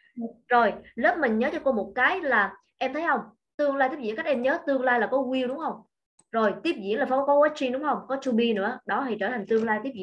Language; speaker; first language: Vietnamese; native; Vietnamese